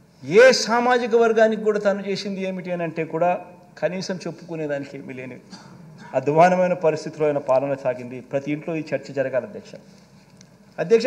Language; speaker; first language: Telugu; native; Telugu